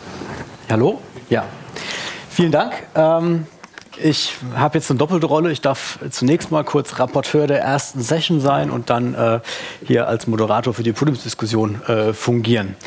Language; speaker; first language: German; native; German